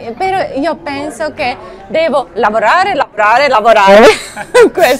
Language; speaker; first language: Italian; non-native, learner; Slovak